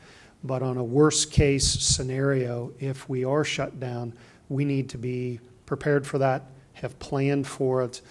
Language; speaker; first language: English; native; English